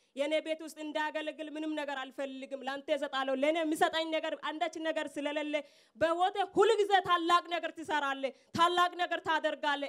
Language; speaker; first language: Amharic; non-native, local second language; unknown